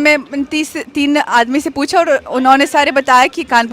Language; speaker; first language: Hindi; non-native, learner; Russian